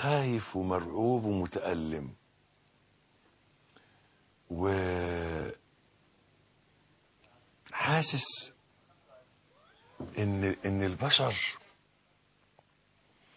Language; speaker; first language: Arabic; native; Arabic